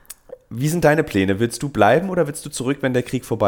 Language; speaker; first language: German; native; German